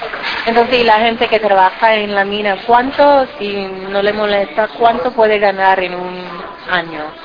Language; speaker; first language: Spanish; non-native, fluent; English